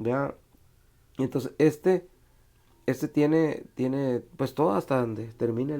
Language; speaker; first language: Spanish; native; Spanish